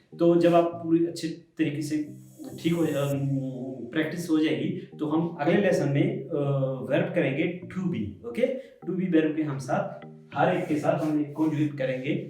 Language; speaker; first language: Hindi; native; Hindi